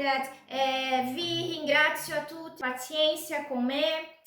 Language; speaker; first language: Italian; non-native, learner; Portuguese